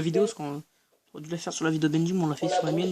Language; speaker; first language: French; native; French